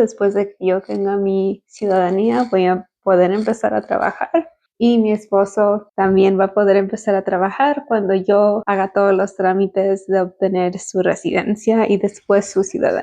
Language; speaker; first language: Spanish; early bilingual, heritage; Spanish